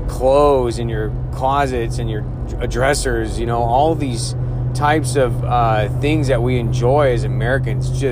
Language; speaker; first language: English; native; English